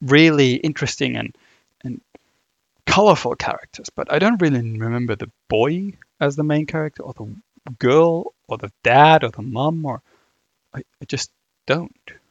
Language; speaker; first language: English; non-native, fluent; German